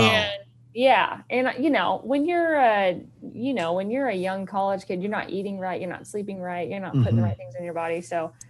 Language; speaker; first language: English; native; English